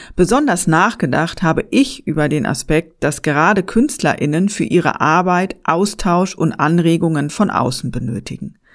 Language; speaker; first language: German; native; German